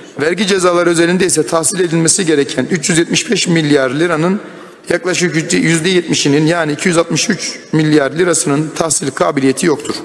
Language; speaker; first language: Turkish; native; Turkish